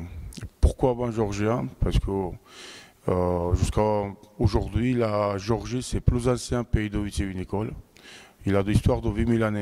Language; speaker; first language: French; non-native, fluent; Georgian